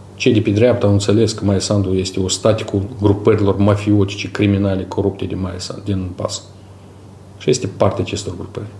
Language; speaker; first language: Romanian; native; Romanian